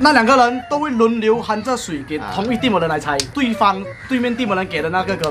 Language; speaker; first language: Chinese; native; Chinese